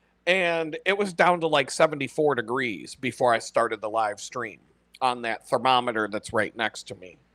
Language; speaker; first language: English; native; English